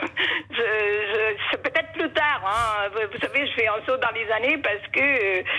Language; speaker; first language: French; non-native, fluent; Portuguese